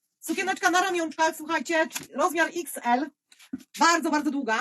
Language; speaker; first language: Polish; native; Polish